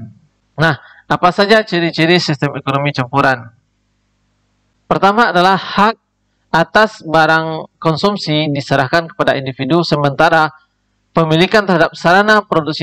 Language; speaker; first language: Indonesian; native; Indonesian